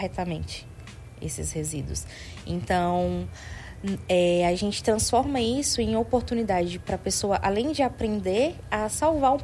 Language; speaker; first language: Portuguese; native; Portuguese